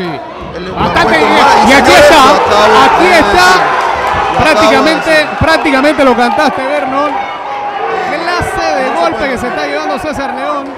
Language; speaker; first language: Spanish; native; Spanish